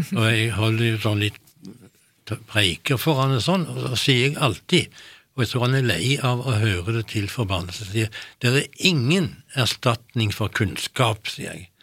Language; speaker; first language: Norwegian; native; Norwegian